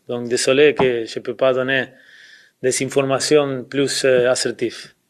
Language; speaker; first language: French; non-native, fluent; Spanish